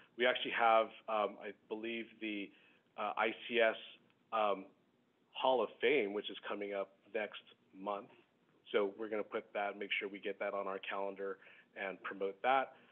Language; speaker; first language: English; native; English